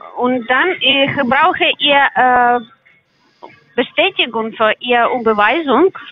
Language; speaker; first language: German; non-native, learner; Russian